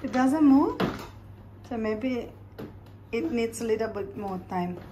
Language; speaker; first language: English; non-native, fluent; Indonesian